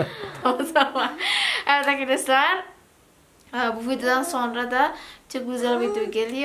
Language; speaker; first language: Turkish; non-native, learner; Indonesian